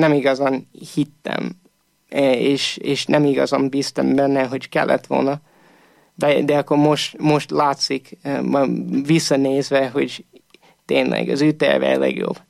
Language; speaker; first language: Hungarian; non-native, fluent; English